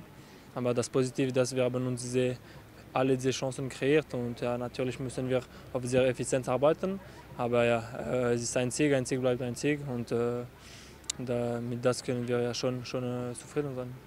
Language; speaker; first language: German; non-native, local second language; French